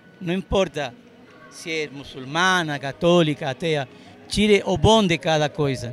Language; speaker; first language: Portuguese; non-native, fluent; Arabic